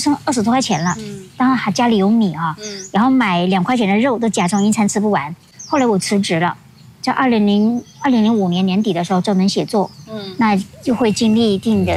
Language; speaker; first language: Chinese; non-native, local second language; Hakka Chinese